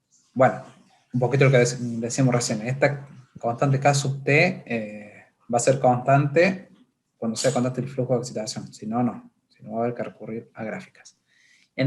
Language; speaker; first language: Spanish; native; Spanish